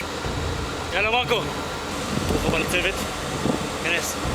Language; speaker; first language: Hebrew; native; Hebrew